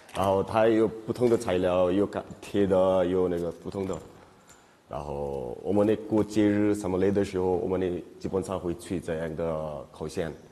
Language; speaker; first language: Chinese; non-native, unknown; Nepali